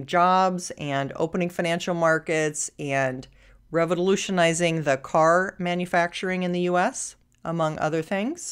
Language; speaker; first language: English; native; English